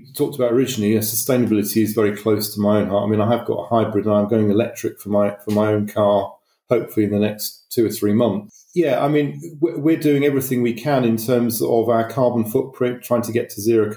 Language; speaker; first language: English; native; English